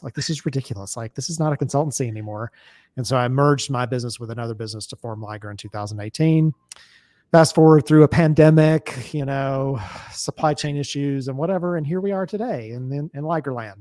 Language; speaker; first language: English; native; English